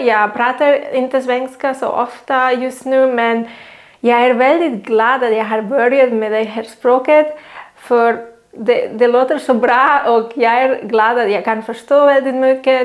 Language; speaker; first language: Swedish; non-native, fluent; Catalan